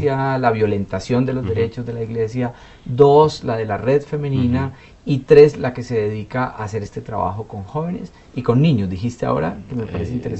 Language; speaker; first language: Spanish; native; Spanish